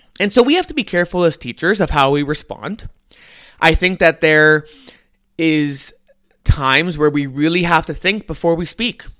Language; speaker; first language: English; native; English